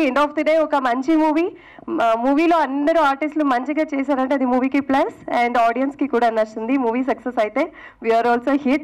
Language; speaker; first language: Telugu; non-native, fluent; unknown